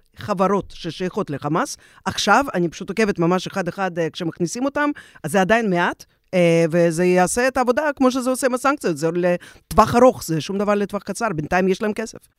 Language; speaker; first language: Hebrew; non-native, fluent; Russian